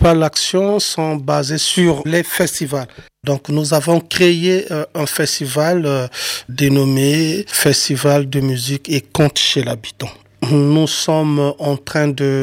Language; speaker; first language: French; non-native, local second language; Kongo